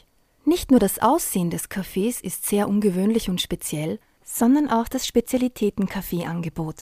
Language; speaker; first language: German; native; German